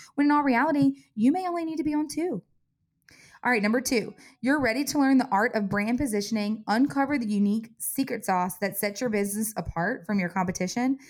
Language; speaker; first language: English; native; English